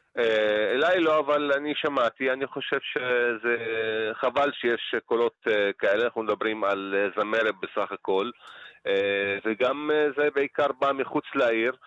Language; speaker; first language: Hebrew; non-native, local second language; Arabic